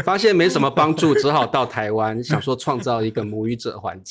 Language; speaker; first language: Chinese; native; Chinese